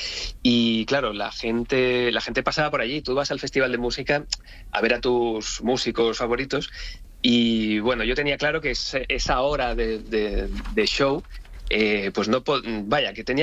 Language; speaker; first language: Spanish; native; Spanish